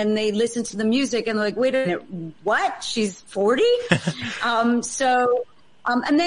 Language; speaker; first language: English; native; English